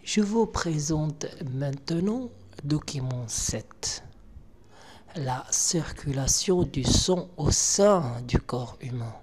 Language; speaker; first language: French; non-native, local second language; Arabic